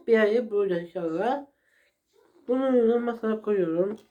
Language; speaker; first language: Turkish; non-native, learner; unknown